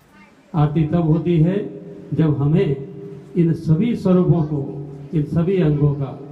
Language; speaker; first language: Hindi; non-native, local second language; Gujarati